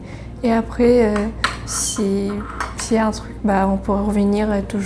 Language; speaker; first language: French; non-native, fluent; Ukrainian